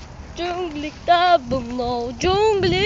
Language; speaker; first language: Russian; non-native, local second language; Kazakh